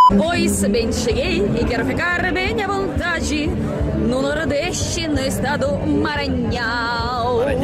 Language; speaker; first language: Portuguese; non-native, fluent; Russian